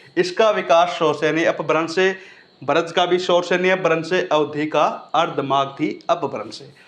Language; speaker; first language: Hindi; native; Hindi